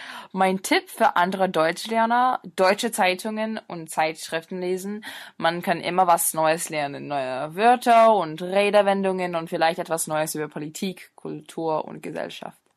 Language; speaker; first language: German; non-native, fluent; English